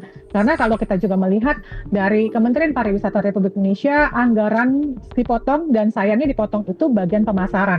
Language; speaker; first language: Indonesian; native; Indonesian